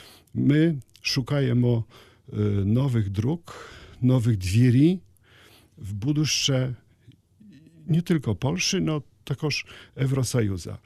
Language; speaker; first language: Ukrainian; non-native, learner; Polish